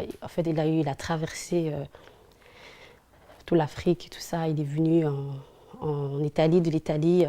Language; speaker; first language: French; early bilingual, other home language; Somali